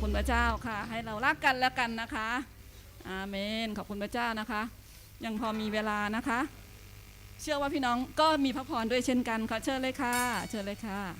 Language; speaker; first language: Thai; native; Thai